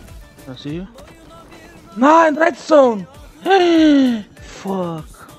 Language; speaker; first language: English; non-native, learner; Turkish